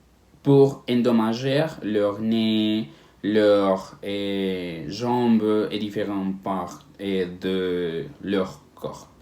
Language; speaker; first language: French; non-native, learner; Spanish